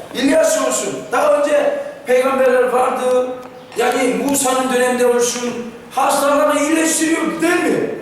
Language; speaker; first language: Turkish; non-native, fluent; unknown